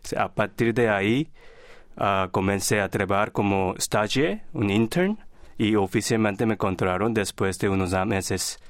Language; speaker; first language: Spanish; non-native, fluent; Korean